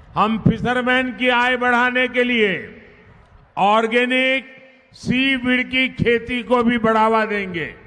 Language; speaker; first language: Hindi; non-native, local second language; Gujarati